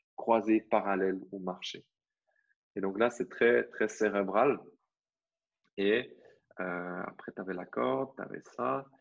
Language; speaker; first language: French; native; French